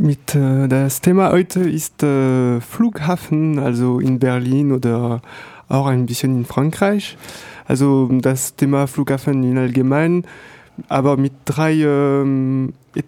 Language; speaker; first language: German; non-native, learner; French